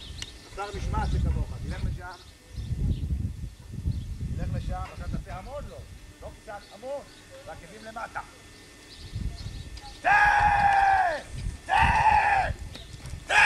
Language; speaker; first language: Hebrew; native; Hebrew